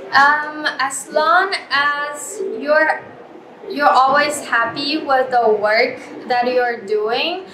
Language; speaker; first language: English; non-native, fluent; Chinese